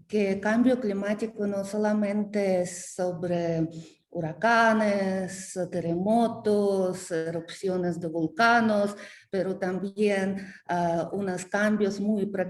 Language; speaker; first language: Spanish; non-native, learner; Russian